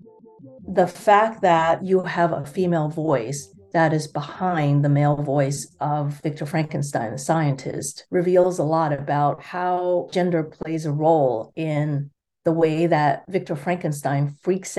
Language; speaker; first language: English; early bilingual, other home language; Chinese